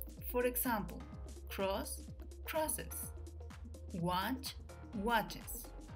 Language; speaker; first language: English; non-native, fluent; Spanish